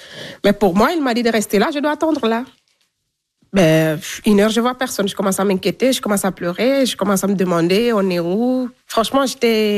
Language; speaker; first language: French; non-native, local second language; Fula